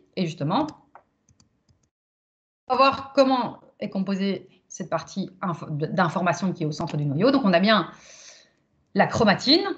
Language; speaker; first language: French; native; French